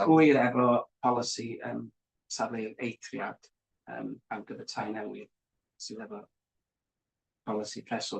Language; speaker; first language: Welsh; native; Welsh